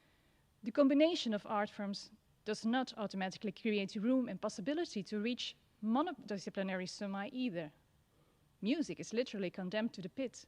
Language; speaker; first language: English; non-native, fluent; Dutch